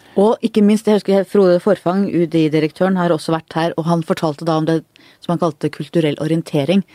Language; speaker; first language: Norwegian; native; Norwegian